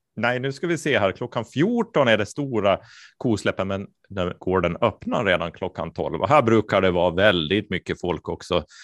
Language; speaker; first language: Swedish; native; Swedish